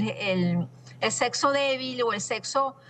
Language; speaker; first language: Spanish; native; Spanish